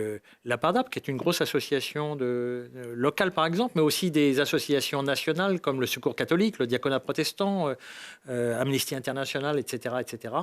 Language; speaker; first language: French; native; French